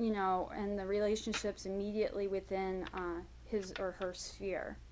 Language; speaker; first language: English; native; English